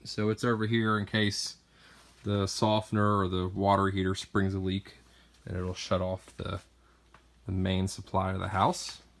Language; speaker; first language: English; native; English